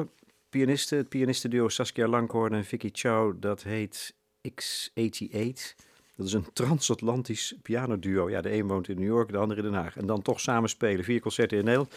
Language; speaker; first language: Dutch; native; Dutch